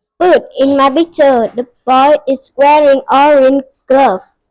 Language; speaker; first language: English; non-native, learner; Vietnamese